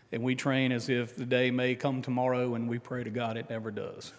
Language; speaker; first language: English; native; English